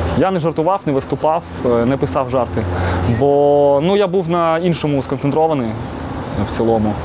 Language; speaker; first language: Ukrainian; non-native, local second language; Russian